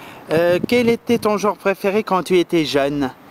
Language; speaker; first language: French; native; French